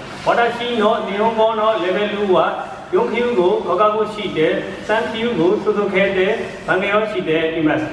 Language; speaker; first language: Japanese; non-native, learner; Burmese